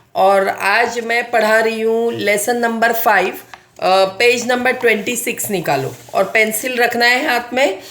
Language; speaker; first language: Hindi; non-native, local second language; Marathi